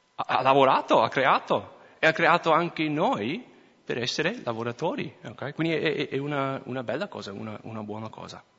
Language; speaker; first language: Italian; non-native, fluent; English